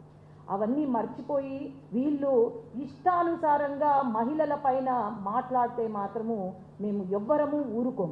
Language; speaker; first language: Telugu; native; Telugu